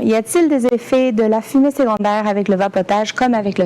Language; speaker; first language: French; native; French